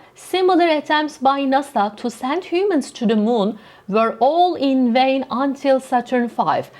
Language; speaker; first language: English; non-native, fluent; Turkish